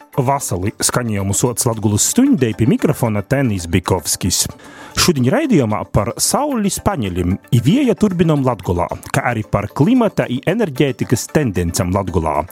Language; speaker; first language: Latvian; native; Latvian